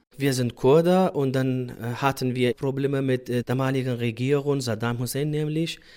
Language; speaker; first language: German; non-native, fluent; Central Kurdish